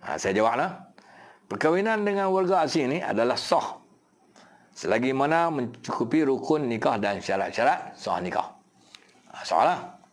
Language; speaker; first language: Malay; native; Malay